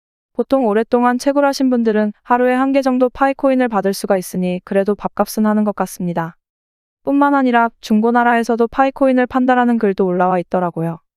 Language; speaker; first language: Korean; native; Korean